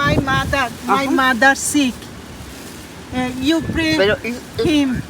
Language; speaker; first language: English; non-native, learner; Bangla